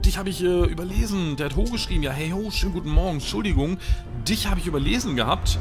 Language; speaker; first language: German; native; German